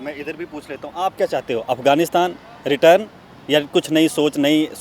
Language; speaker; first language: Hindi; native; Hindi